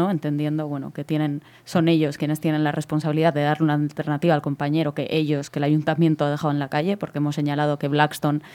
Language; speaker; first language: Spanish; native; Spanish